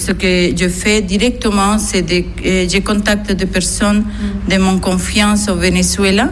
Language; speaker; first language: French; non-native, learner; Spanish